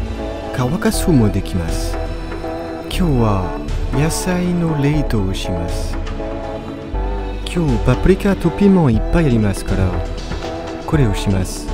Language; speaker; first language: Japanese; non-native, learner; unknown